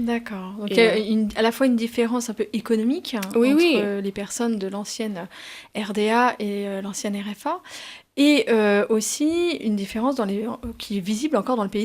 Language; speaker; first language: French; native; French